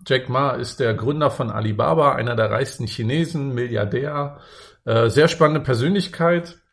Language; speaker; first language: German; native; German